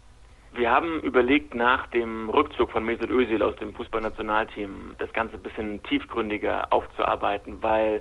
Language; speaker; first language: German; native; German